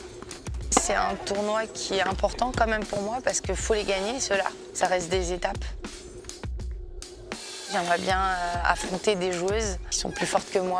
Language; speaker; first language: French; native; French